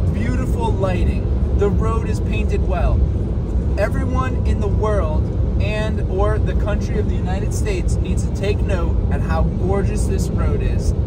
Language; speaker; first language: English; native; English